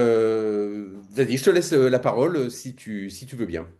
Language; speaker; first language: French; native; French